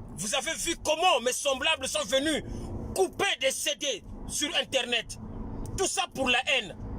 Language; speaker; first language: French; non-native, local second language; Lingala